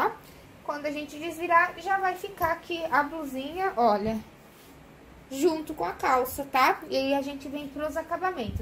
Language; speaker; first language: Portuguese; native; Portuguese